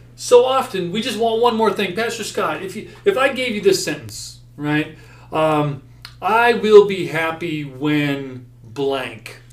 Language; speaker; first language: English; native; English